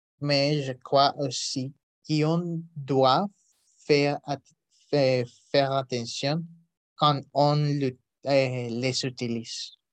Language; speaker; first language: French; non-native, learner; Spanish